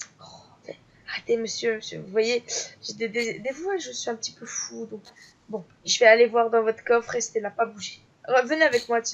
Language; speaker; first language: French; native; French